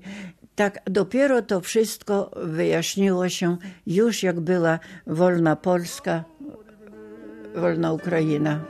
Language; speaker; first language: Polish; non-native, local second language; Ukrainian